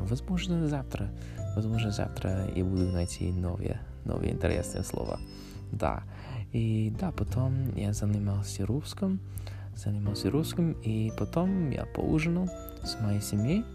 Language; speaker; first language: Russian; non-native, learner; English